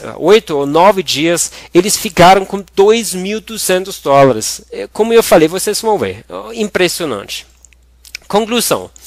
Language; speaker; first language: Portuguese; non-native, fluent; German